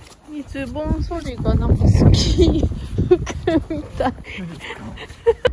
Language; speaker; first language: Japanese; non-native, learner; Korean